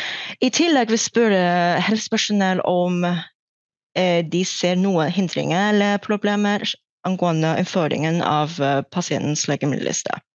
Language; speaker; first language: Norwegian; non-native, fluent; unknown